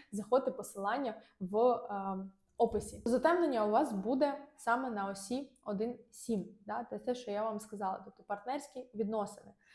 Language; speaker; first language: Ukrainian; non-native, local second language; Russian